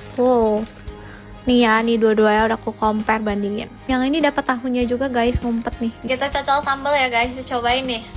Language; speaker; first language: Indonesian; native; Indonesian